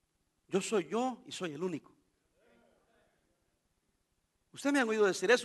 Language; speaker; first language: Spanish; native; Spanish